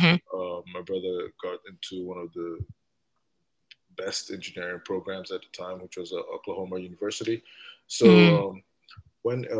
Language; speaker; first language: English; non-native, local second language; Igbo